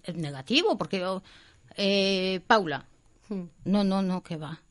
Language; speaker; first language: Spanish; native; Spanish